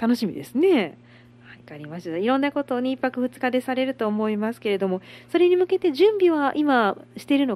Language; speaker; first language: Japanese; native; Japanese